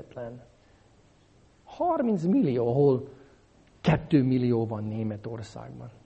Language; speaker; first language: Hungarian; non-native, fluent; English